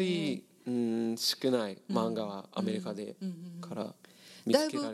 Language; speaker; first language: Japanese; non-native, learner; English